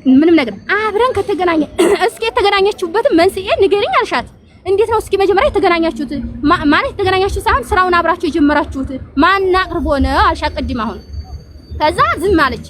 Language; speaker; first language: Amharic; native; Amharic